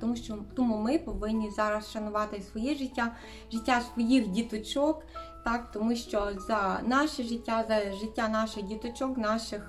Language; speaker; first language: Ukrainian; native; Ukrainian